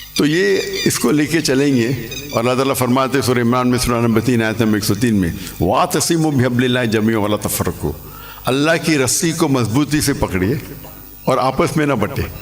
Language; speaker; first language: Urdu; non-native, local second language; English